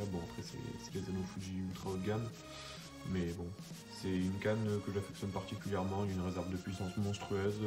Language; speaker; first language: French; native; French